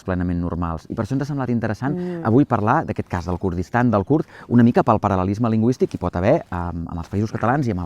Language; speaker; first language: Catalan; native; Catalan